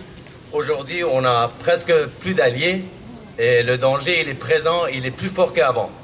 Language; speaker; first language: French; non-native, fluent; Kurdish